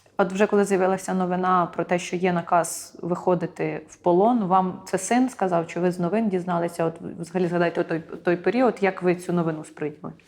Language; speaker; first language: Ukrainian; native; Ukrainian